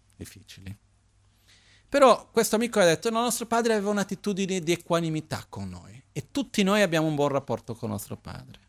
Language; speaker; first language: Italian; non-native, fluent; Portuguese